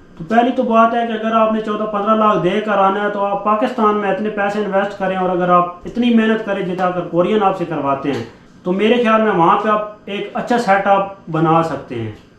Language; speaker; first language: Hindi; non-native, local second language; Punjabi